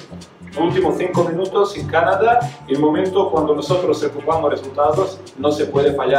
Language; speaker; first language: Spanish; non-native, fluent; Serbian